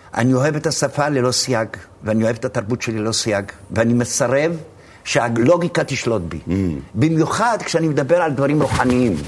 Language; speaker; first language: Hebrew; early bilingual, other home language; Arabic